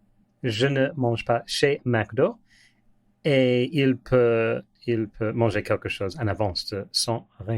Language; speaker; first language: French; non-native, learner; English